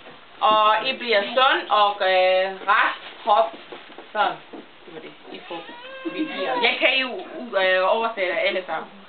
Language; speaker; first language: Danish; non-native, learner; Burmese